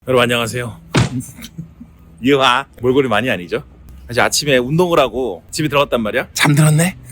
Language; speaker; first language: Korean; native; Korean